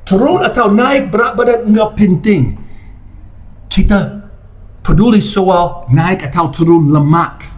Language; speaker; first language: Indonesian; non-native, fluent; English